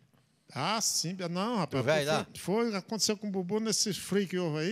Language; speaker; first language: Portuguese; native; Portuguese